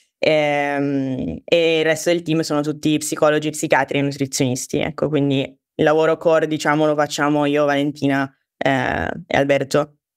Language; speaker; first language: Italian; native; Italian